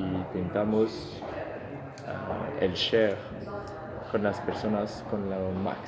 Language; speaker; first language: Spanish; non-native, fluent; French